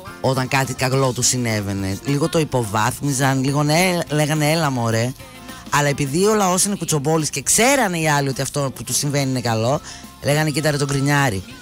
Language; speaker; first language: Greek; native; Greek